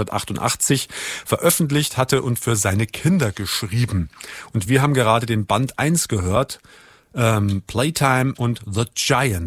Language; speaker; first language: German; native; German